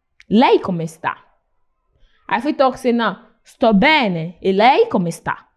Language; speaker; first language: Italian; non-native, fluent; Nigerian Pidgin